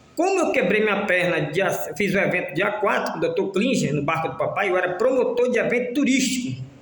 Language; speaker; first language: Portuguese; native; Portuguese